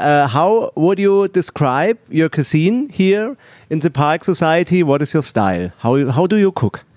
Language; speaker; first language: English; non-native, learner; German